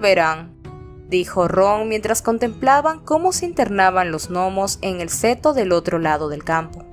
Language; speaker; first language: Spanish; native; Spanish